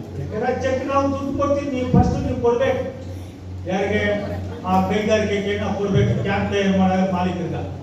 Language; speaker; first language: Kannada; native; Kannada